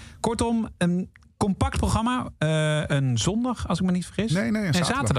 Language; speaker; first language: Dutch; native; Dutch